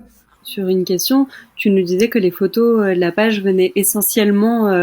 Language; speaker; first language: French; native; French